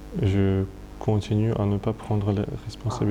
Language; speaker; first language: French; non-native, fluent; Russian